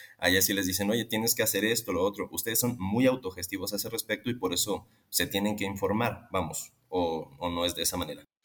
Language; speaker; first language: Spanish; native; Spanish